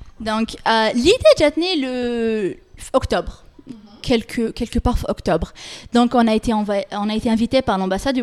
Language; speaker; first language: French; non-native, local second language; Arabic